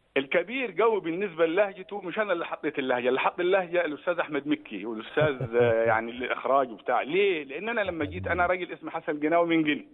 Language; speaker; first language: Arabic; native; Arabic